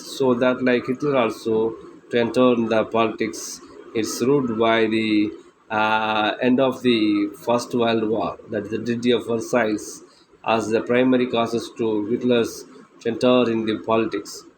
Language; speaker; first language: English; non-native, local second language; Tamil